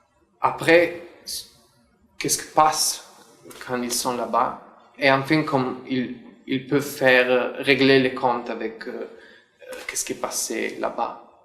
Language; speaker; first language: French; non-native, fluent; Italian